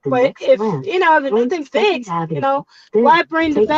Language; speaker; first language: English; native; English